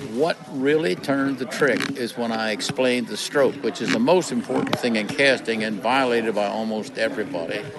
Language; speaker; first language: English; native; English